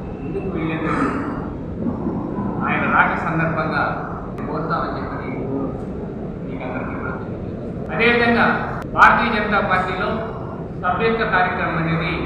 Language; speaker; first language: Telugu; native; Telugu